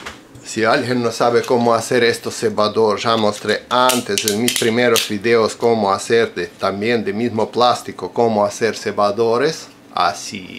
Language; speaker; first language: Spanish; non-native, fluent; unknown